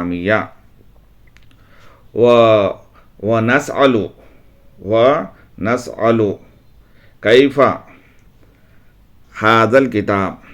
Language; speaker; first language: Arabic; non-native, fluent; Urdu